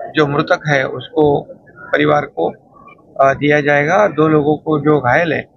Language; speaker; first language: Hindi; non-native, local second language; Marathi